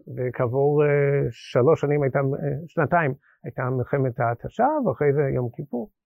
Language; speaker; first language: Hebrew; non-native, fluent; English